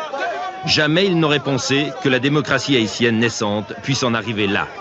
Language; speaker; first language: French; native; French